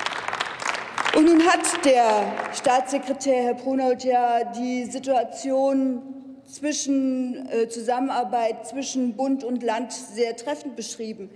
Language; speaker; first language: German; native; German